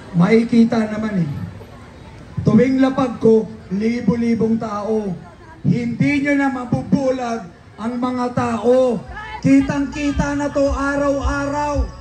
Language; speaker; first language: Filipino; native; Filipino